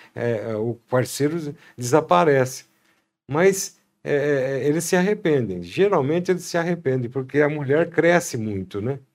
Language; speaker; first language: Portuguese; native; Portuguese